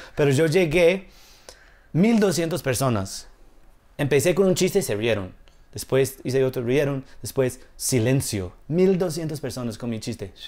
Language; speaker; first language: Spanish; non-native, fluent; English